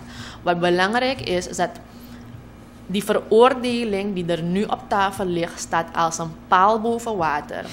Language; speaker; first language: Dutch; native; Dutch